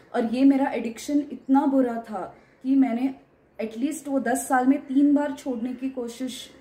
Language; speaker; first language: Hindi; non-native, local second language; Marathi